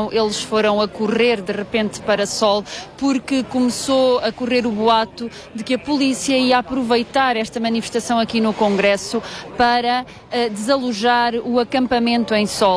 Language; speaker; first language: Portuguese; native; Portuguese